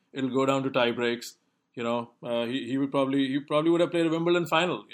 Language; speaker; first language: English; non-native, local second language; Hindi